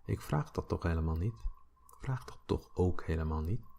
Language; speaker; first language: Dutch; non-native, fluent; English